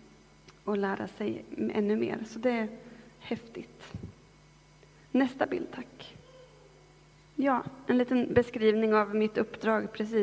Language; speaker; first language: Swedish; native; Swedish